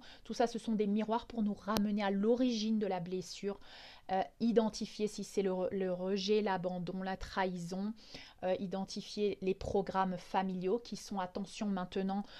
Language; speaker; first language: French; native; French